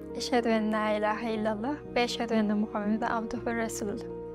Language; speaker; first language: Turkish; non-native, fluent; Mongolian